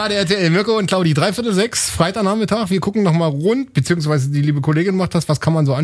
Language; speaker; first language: German; native; German